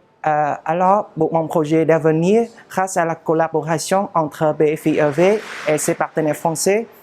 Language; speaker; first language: French; non-native, fluent; Vietnamese